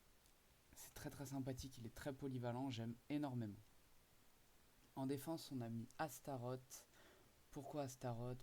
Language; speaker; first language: French; native; French